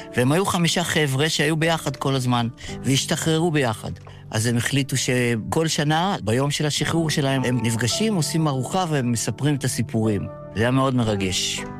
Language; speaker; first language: Hebrew; early bilingual, other home language; Yiddish